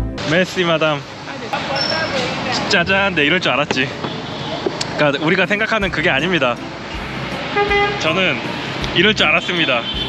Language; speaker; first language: Korean; native; Korean